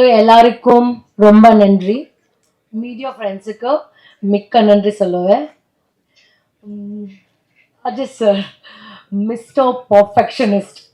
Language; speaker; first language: Tamil; non-native, learner; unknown